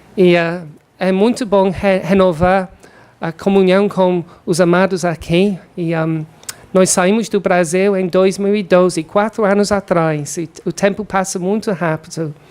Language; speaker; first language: Portuguese; non-native, fluent; English